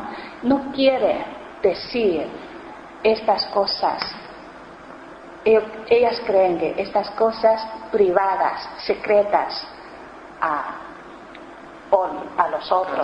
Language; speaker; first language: Spanish; non-native, learner; Chinese